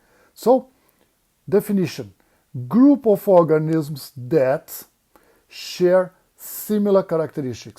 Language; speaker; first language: English; non-native, fluent; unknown